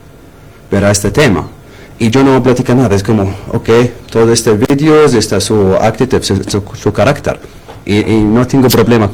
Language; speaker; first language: Spanish; non-native, learner; Arabic